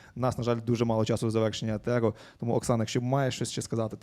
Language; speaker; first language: Ukrainian; native; Ukrainian